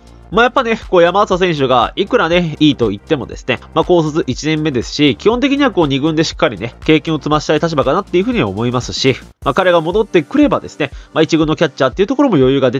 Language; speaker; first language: Japanese; native; Japanese